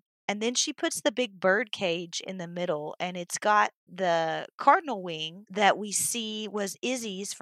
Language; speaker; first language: English; native; English